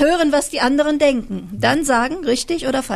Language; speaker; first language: German; native; German